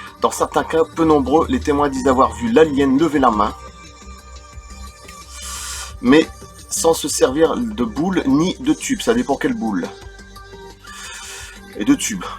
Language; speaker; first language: French; native; French